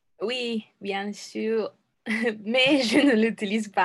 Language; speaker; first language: French; non-native, learner; Spanish